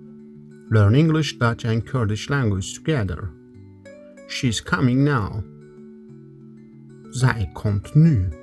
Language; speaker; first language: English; non-native, fluent; Kurdish